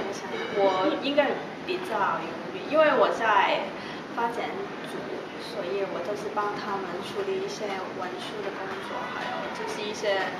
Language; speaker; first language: Chinese; non-native, local second language; Cantonese